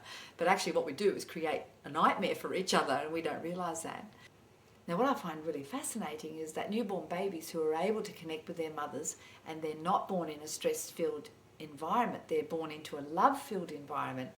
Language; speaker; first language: English; native; English